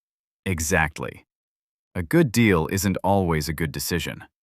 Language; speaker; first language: English; native; English